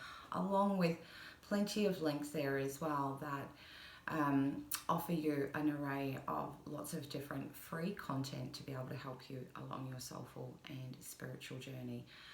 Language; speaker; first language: English; native; English